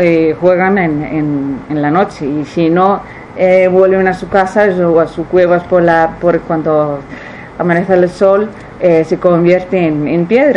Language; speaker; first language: Spanish; non-native, fluent; Icelandic